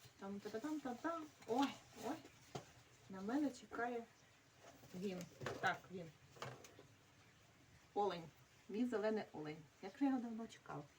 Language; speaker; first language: Ukrainian; native; Ukrainian